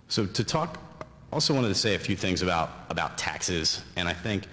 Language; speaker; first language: English; native; English